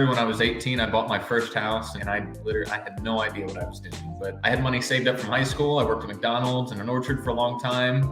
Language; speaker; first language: English; native; English